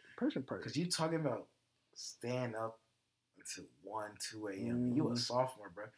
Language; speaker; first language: English; native; English